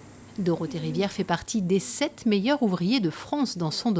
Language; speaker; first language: French; native; French